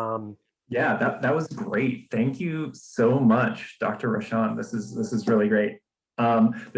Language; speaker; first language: English; native; English